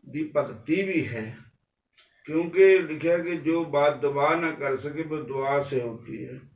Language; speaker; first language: Hindi; non-native, local second language; Punjabi